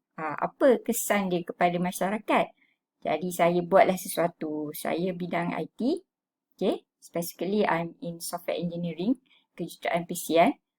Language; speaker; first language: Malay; native; Malay